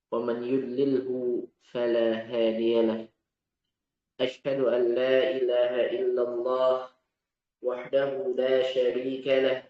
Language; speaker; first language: Arabic; non-native, fluent; Indonesian